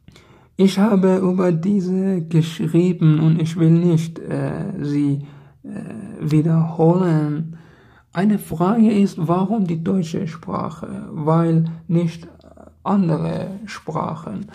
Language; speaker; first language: German; non-native, learner; Persian